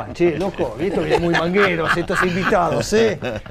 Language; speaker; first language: Spanish; native; Spanish